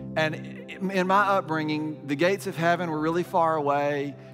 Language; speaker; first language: English; native; English